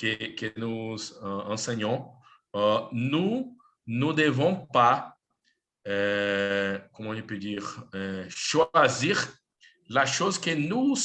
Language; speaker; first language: French; non-native, learner; Portuguese